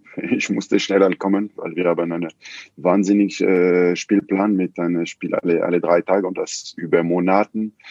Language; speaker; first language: German; non-native, fluent; French